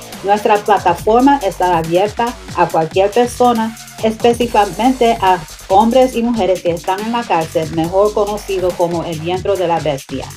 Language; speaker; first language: Spanish; non-native, learner; English